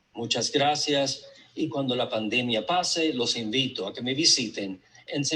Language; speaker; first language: Spanish; early bilingual, other home language; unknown